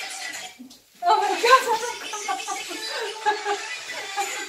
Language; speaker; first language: Dutch; native; Dutch